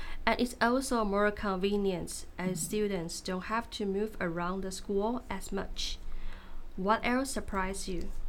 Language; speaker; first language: English; non-native, fluent; Chinese